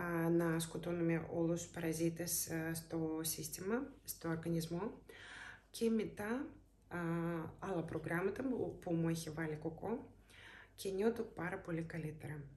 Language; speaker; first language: Greek; non-native, learner; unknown